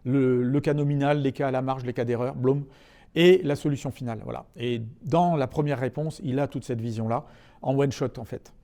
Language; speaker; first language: French; native; French